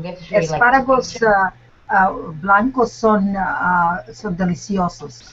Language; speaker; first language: Spanish; non-native, learner; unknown